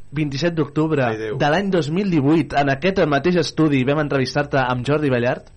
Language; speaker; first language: Catalan; native; Catalan